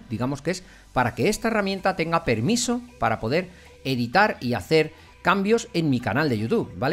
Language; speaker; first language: Spanish; native; Spanish